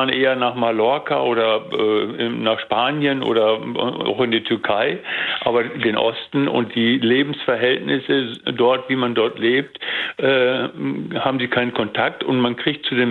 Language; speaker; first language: German; native; German